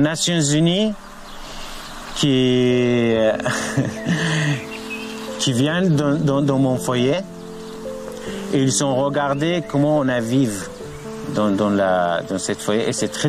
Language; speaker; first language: French; non-native, learner; Arabic